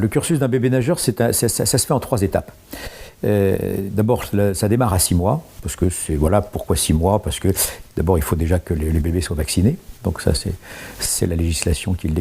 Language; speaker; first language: French; native; French